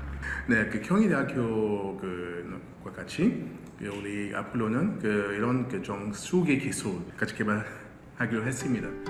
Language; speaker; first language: Korean; non-native, fluent; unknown